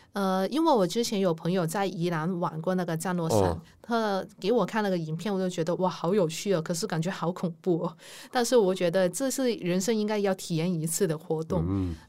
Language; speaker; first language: Chinese; non-native, local second language; Cantonese